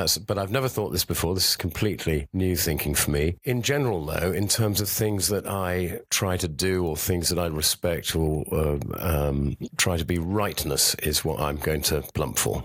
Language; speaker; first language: English; native; English